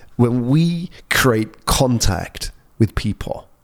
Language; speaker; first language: English; native; English